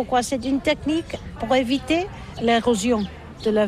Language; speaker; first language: French; non-native, learner; Catalan